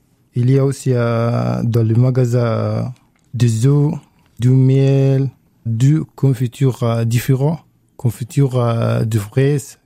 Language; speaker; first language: French; non-native, learner; Arabic